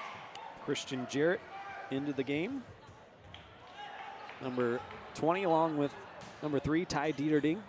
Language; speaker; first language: English; native; English